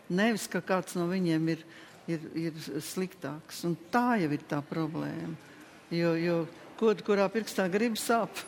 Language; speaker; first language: Latvian; native; Latvian